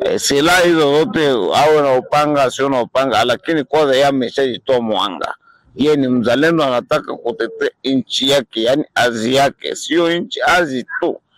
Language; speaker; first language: Swahili; native; Swahili